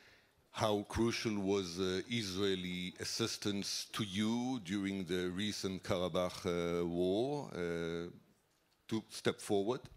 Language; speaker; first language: English; non-native, fluent; Hebrew